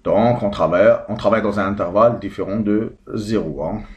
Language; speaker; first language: French; non-native, local second language; Arabic